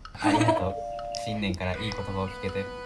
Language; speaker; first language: Japanese; native; Japanese